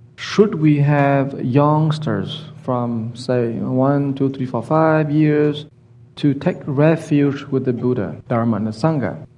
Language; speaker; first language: English; non-native, fluent; Vietnamese